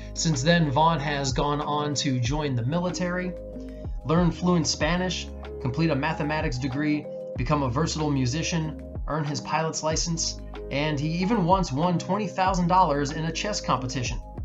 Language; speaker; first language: English; native; English